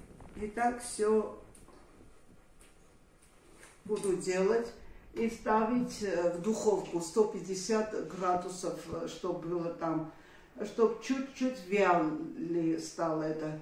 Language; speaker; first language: Russian; non-native, fluent; Armenian